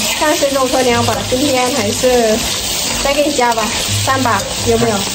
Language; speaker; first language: Chinese; non-native, fluent; Lao